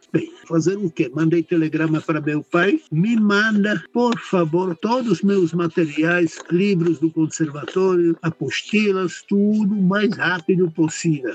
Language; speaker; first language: Portuguese; non-native, fluent; Czech